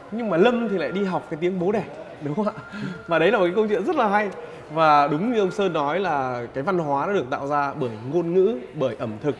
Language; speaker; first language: Vietnamese; native; Vietnamese